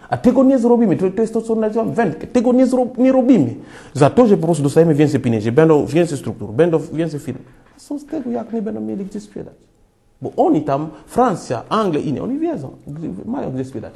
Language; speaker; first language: Polish; non-native, fluent; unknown